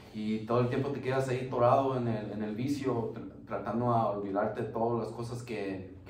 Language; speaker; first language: Spanish; early bilingual, heritage; Spanish